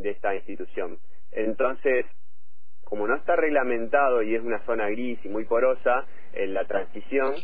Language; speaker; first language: Spanish; native; Spanish